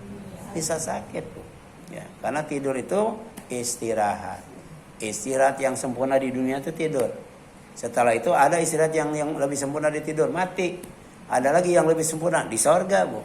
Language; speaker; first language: Indonesian; native; Indonesian